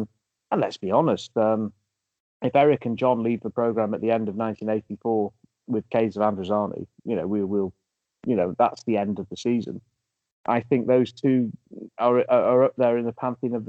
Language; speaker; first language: English; native; English